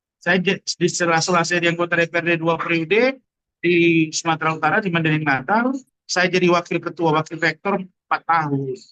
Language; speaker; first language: Indonesian; native; Indonesian